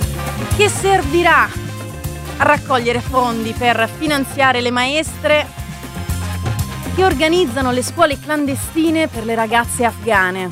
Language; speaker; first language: Italian; native; Italian